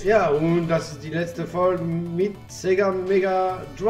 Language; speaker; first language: German; non-native, learner; French